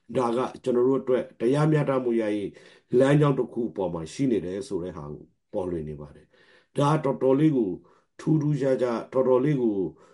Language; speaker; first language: Burmese; non-native, local second language; Rohingya